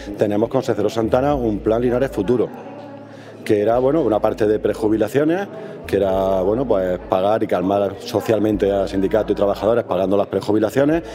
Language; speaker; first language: Spanish; native; Spanish